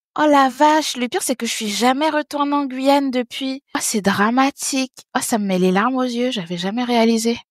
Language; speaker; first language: French; early bilingual, other home language; Haitian Creole